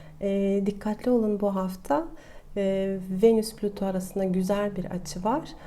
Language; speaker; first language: Turkish; non-native, fluent; Russian